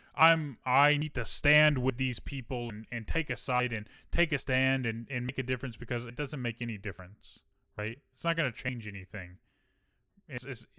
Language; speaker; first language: English; native; English